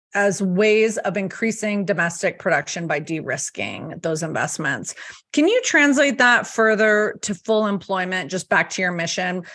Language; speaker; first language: English; native; English